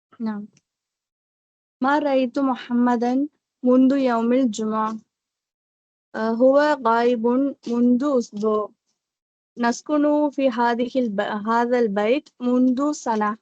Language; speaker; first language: Arabic; non-native, learner; Tamil